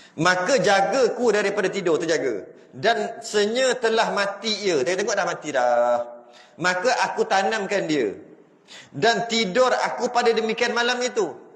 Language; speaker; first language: Malay; native; Malay